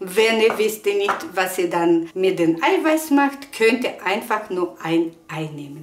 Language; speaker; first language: German; non-native, fluent; Russian